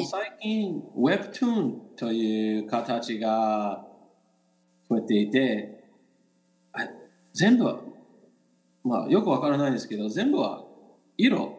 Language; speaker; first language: Japanese; non-native, learner; English